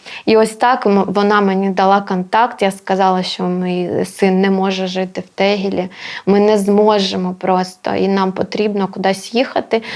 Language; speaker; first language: Ukrainian; non-native, local second language; Russian